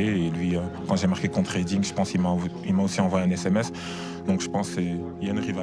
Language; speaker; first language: French; native; French